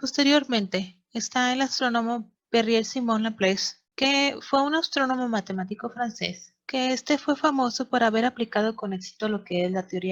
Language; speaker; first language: Spanish; native; Spanish